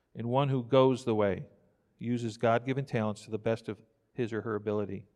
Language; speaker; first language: English; native; English